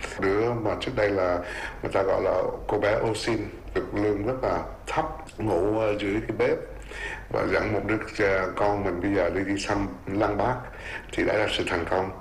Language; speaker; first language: Vietnamese; early bilingual, heritage; Vietnamese